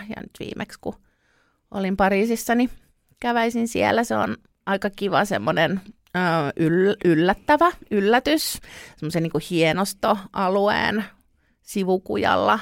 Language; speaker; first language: Finnish; early bilingual, other home language; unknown